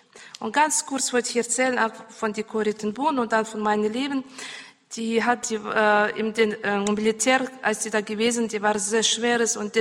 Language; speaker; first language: German; non-native, learner; Russian